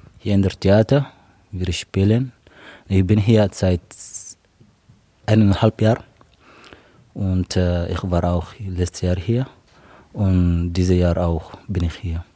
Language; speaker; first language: German; non-native, learner; Arabic